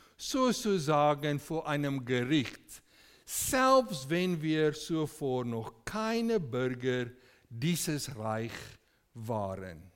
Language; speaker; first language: German; non-native, fluent; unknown